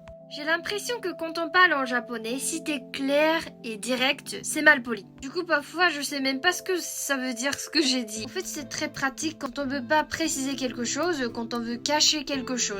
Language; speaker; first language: French; non-native, fluent; Japanese